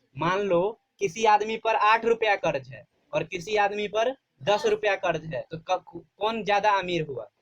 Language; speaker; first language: Hindi; native; Hindi